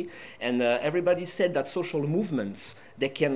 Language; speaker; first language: English; non-native, fluent; French